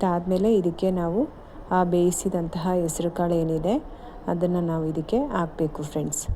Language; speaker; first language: Kannada; native; Kannada